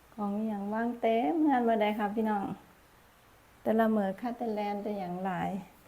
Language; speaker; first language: Thai; non-native, local second language; Northeastern Thai